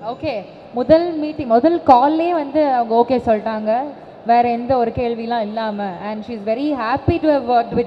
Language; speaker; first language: Tamil; native; Tamil